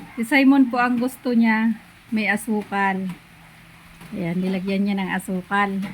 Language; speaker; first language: Filipino; non-native, local second language; Bikol